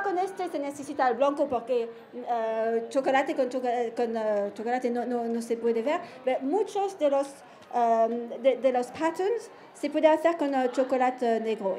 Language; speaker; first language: Spanish; non-native, learner; French